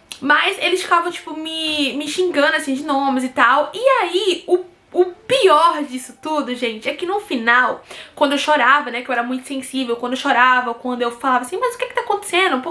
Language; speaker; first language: Portuguese; native; Portuguese